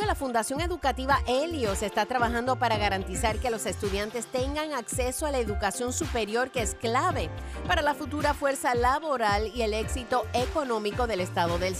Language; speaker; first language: Spanish; native; Spanish